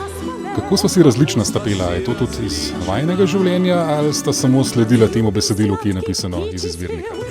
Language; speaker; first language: Slovenian; native; Slovenian